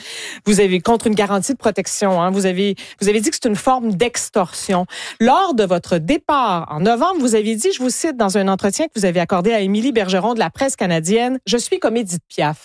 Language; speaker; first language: French; native; French